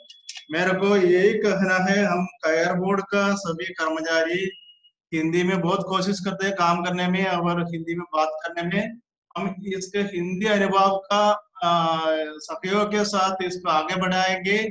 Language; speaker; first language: Hindi; non-native, local second language; Malayalam